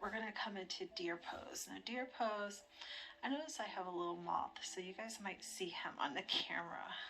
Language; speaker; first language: English; native; English